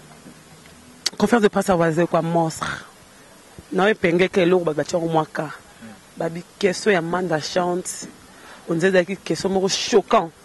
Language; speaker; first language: French; non-native, local second language; Lingala